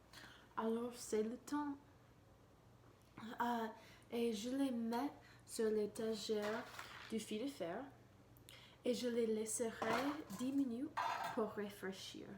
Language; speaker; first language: French; non-native, learner; English